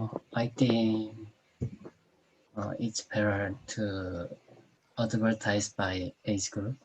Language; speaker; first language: English; non-native, learner; Korean